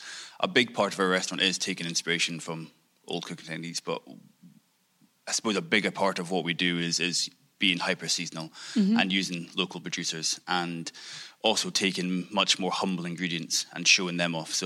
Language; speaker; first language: English; native; English